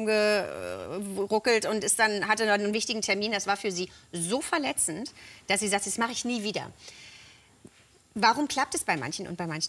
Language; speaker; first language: German; native; German